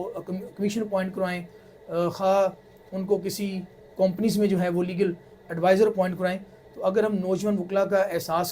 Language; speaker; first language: Urdu; native; Urdu